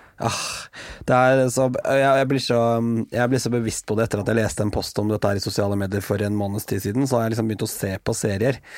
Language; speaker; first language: Norwegian; native; Norwegian